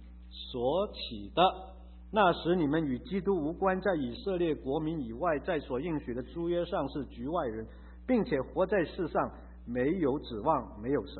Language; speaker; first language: Chinese; native; Chinese